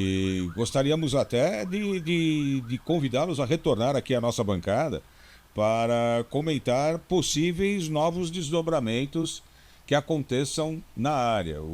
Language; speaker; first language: Portuguese; native; Portuguese